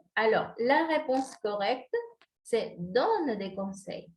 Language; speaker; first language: French; non-native, fluent; Spanish